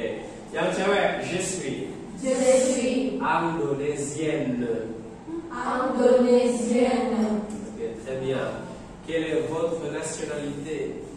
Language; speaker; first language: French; non-native, fluent; Indonesian